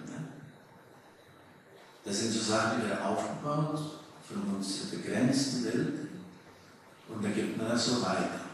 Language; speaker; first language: German; early bilingual, heritage; German